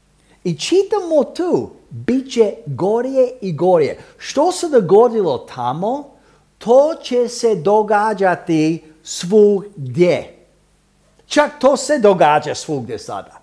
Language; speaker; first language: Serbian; early bilingual, heritage; Serbian